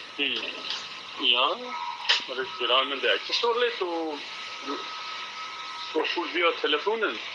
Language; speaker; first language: Norwegian; non-native, learner; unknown